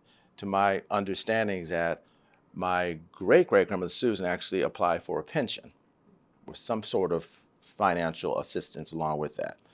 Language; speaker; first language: English; native; English